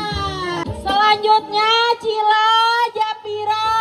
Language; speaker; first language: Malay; non-native, local second language; Sundanese